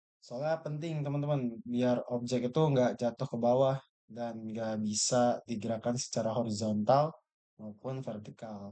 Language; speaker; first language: Indonesian; native; Indonesian